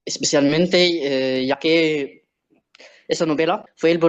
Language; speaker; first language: Spanish; non-native, learner; Arabic